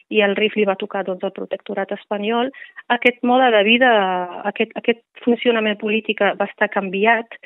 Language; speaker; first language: Catalan; non-native, fluent; Riffian